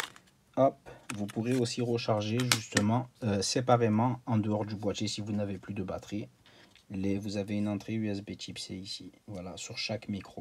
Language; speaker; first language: French; native; French